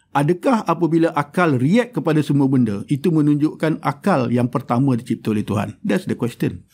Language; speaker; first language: Malay; native; Malay